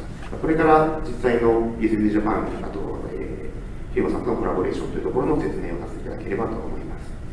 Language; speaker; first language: Japanese; native; Japanese